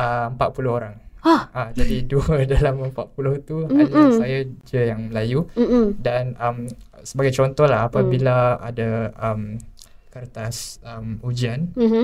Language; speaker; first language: Malay; native; Malay